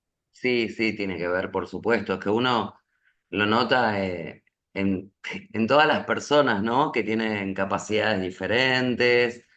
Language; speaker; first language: Spanish; native; Spanish